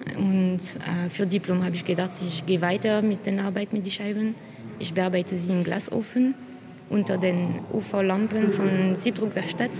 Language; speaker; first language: German; non-native, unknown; French